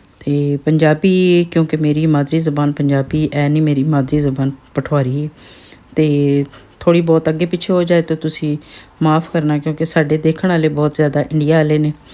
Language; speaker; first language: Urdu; non-native, local second language; Pahari-Potwari